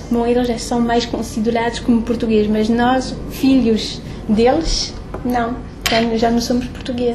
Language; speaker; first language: Portuguese; early bilingual, heritage; French